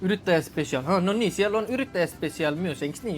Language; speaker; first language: Finnish; non-native, learner; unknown